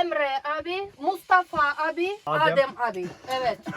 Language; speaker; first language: Turkish; non-native, learner; Russian